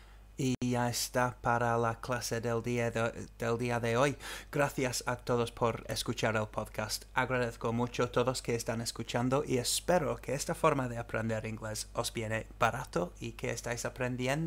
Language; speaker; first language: Spanish; non-native, fluent; English